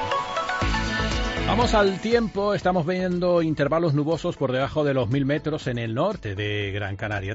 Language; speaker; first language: Spanish; native; Spanish